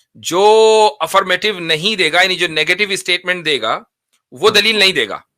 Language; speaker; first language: Hindi; native; Hindi